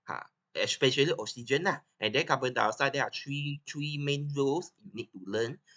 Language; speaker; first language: English; non-native, local second language; Chinese